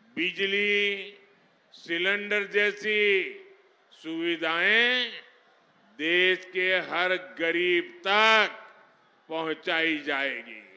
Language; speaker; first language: Hindi; non-native, local second language; Gujarati